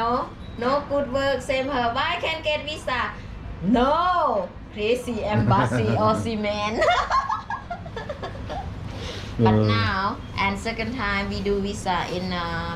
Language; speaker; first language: English; non-native, learner; Thai